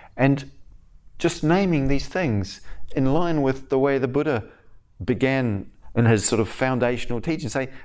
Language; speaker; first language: English; native; English